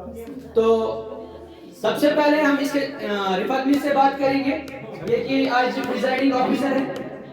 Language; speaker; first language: Hindi; non-native, local second language; Kashmiri